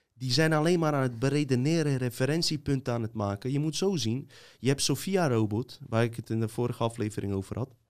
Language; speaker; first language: Dutch; native; Dutch